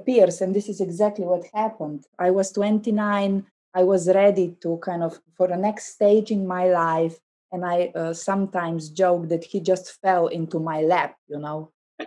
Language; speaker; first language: English; non-native, fluent; Slovenian